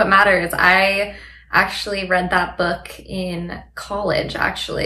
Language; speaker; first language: English; native; English